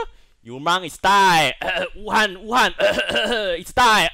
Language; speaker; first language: English; non-native, learner; Chinese